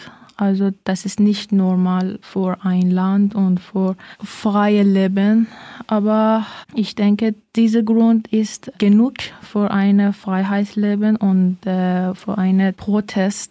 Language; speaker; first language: German; non-native, learner; Persian